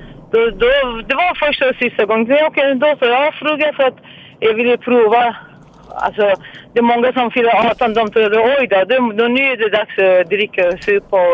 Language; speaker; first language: Swedish; non-native, fluent; Persian